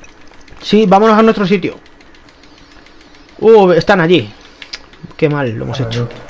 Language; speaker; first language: Spanish; native; Spanish